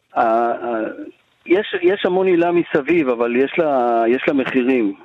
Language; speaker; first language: Hebrew; native; Hebrew